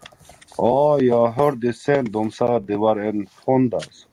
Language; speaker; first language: Swedish; non-native, local second language; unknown